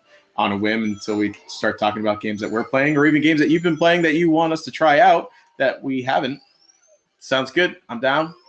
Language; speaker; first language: English; native; English